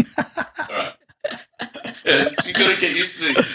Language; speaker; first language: English; native; English